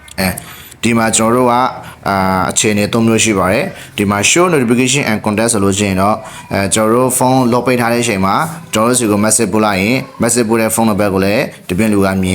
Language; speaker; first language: Burmese; native; Burmese